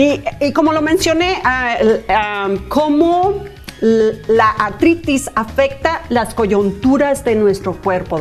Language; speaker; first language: Spanish; native; Spanish